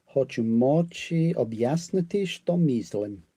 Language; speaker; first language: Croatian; non-native, learner; English